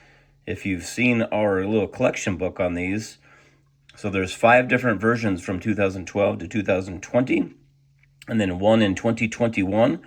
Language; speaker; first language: English; native; English